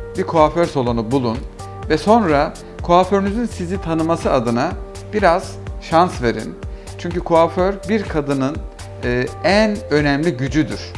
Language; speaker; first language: Turkish; early bilingual, heritage; Turkish